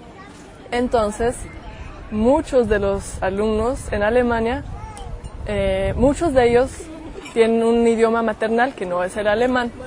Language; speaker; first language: Spanish; non-native, fluent; German